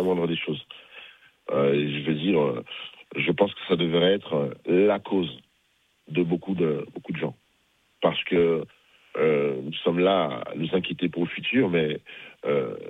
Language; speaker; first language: French; early bilingual, other home language; Bambara